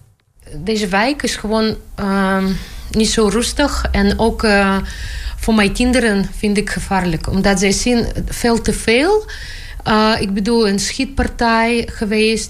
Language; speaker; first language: Dutch; non-native, learner; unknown